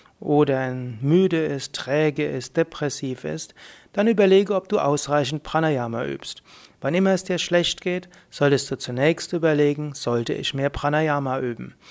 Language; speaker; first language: German; native; German